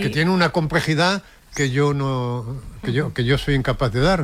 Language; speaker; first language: Spanish; native; Spanish